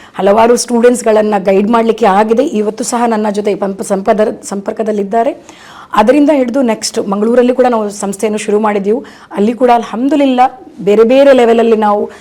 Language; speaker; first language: Kannada; non-native, local second language; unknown